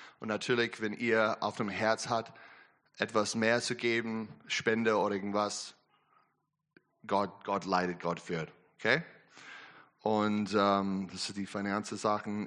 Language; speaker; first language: German; non-native, learner; English